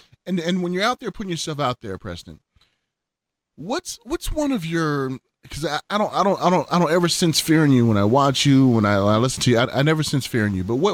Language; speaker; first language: English; native; English